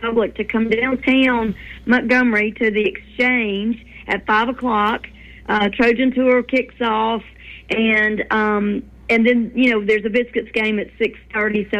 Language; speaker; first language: English; native; English